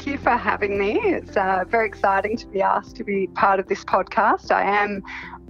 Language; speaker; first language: English; native; English